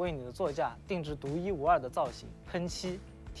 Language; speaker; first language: Chinese; native; Chinese